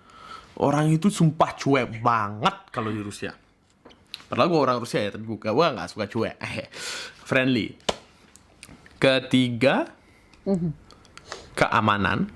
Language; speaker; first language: Indonesian; early bilingual, other home language; Russian